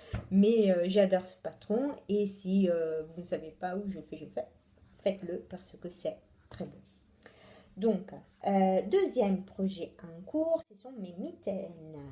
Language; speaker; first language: French; non-native, fluent; Italian